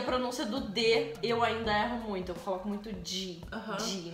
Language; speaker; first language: Portuguese; native; Portuguese